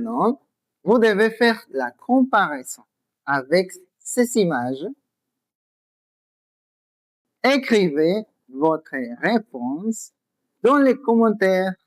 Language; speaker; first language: French; non-native, fluent; Spanish